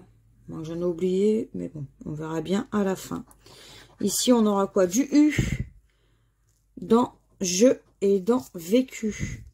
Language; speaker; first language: French; native; French